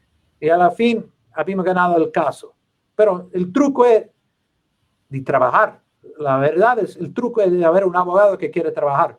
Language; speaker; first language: Spanish; non-native, learner; English